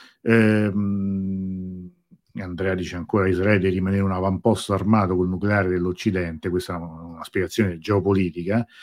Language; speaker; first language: Italian; native; Italian